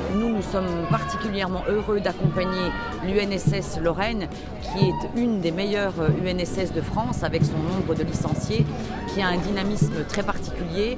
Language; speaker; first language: French; native; French